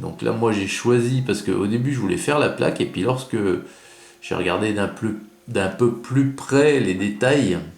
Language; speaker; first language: French; native; French